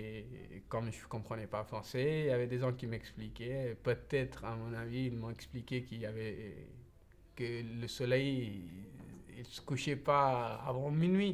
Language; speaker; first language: French; non-native, learner; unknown